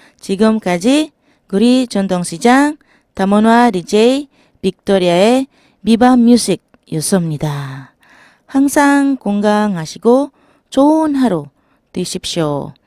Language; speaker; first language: Korean; non-native, learner; Filipino